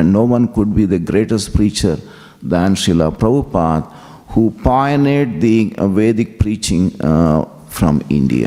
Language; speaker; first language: English; non-native, local second language; Telugu